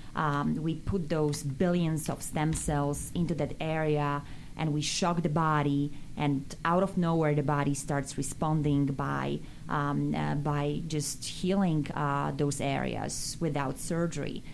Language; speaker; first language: English; non-native, fluent; Polish